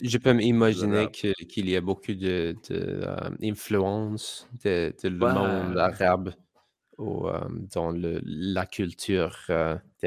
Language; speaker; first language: French; non-native, learner; English